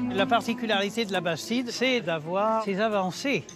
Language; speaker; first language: French; native; French